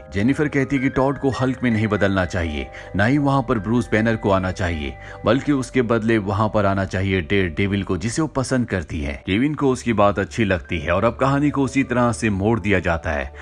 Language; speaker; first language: Hindi; native; Hindi